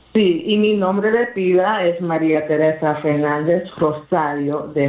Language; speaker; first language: Spanish; early bilingual, heritage; English